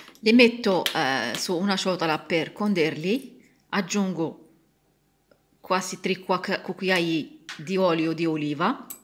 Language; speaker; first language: Italian; non-native, learner; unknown